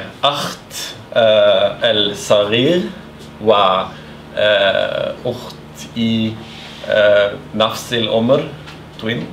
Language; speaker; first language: Arabic; non-native, learner; Norwegian